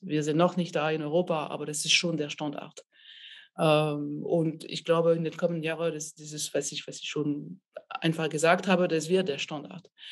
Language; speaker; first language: German; non-native, fluent; French